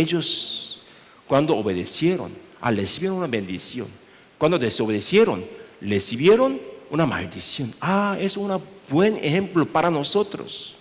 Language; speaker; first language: Spanish; non-native, learner; Korean